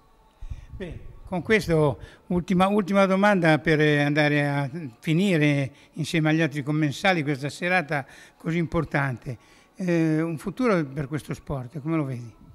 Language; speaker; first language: Italian; native; Italian